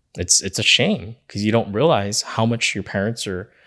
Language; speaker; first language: English; native; English